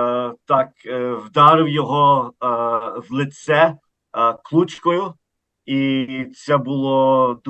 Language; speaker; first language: Ukrainian; early bilingual, heritage; Ukrainian